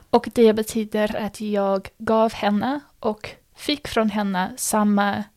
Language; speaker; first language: Swedish; non-native, fluent; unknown